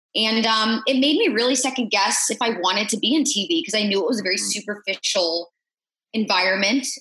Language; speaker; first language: English; native; English